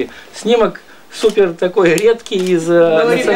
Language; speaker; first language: Russian; native; Russian